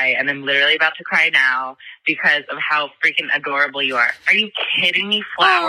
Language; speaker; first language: English; native; English